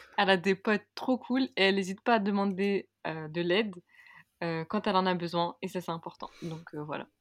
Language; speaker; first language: French; early bilingual, other home language; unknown